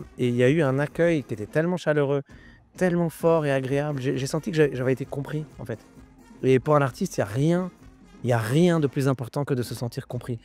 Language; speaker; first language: French; early bilingual, other home language; Arabic